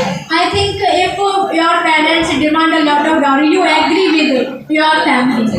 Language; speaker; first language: English; non-native, learner; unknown